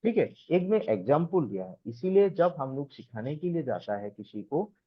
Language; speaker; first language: Hindi; non-native, local second language; Assamese